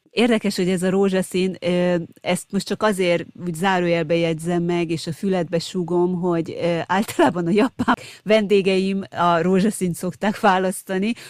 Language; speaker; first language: Hungarian; native; Hungarian